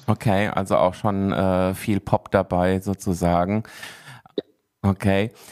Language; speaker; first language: German; native; German